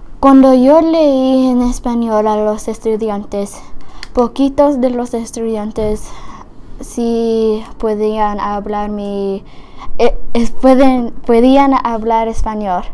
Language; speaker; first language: Spanish; non-native, learner; English